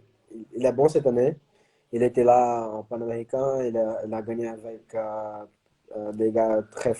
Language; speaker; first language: French; non-native, learner; Portuguese